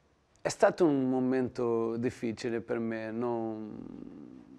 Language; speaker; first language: Italian; non-native, learner; Portuguese